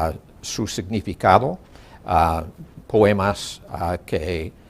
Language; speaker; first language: Spanish; non-native, learner; English